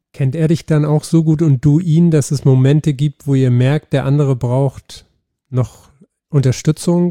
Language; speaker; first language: German; native; German